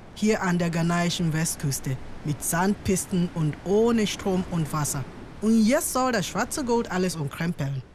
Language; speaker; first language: German; non-native, fluent; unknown